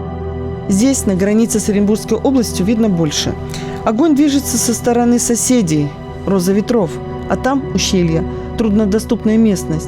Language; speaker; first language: Russian; native; Russian